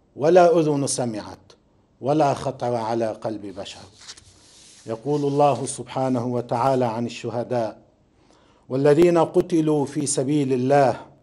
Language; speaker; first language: Arabic; native; Arabic